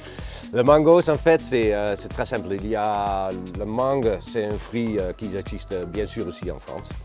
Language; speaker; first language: French; non-native, learner; Dutch